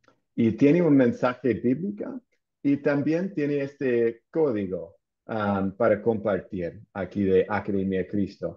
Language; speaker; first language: Spanish; non-native, fluent; English